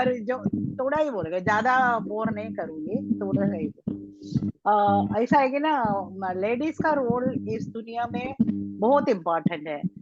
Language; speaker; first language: Hindi; non-native, local second language; Tamil